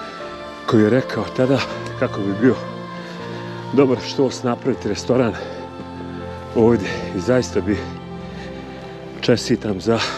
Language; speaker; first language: Croatian; native; Croatian